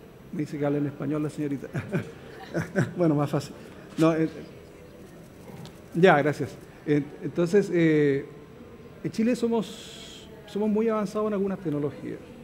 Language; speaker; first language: Spanish; native; Spanish